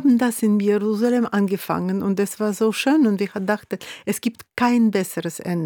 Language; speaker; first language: German; non-native, fluent; Russian